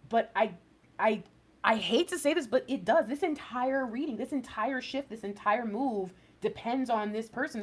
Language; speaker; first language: English; native; English